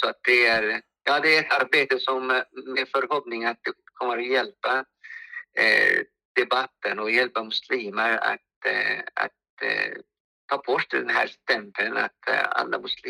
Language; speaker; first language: Swedish; non-native, fluent; Arabic